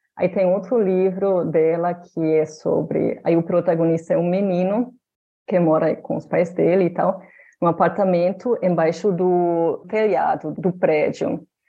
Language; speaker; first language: Portuguese; non-native, fluent; German